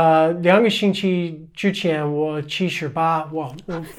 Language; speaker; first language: Chinese; non-native, fluent; English